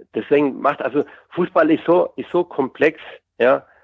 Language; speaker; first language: German; native; German